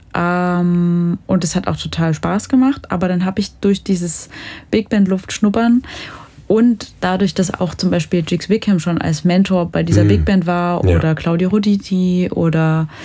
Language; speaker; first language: German; native; German